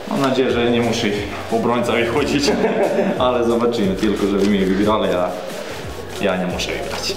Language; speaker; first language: Polish; non-native, fluent; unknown